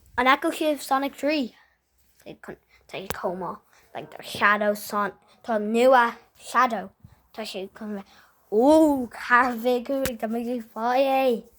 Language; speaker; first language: Irish; non-native, local second language; English